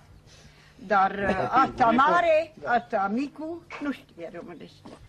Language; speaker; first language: Romanian; non-native, local second language; Hungarian